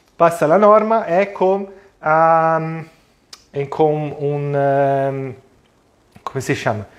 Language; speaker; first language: Portuguese; non-native, fluent; Italian